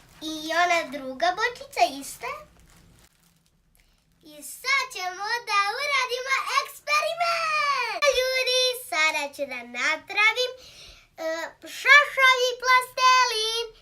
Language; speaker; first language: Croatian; early bilingual, heritage; Croatian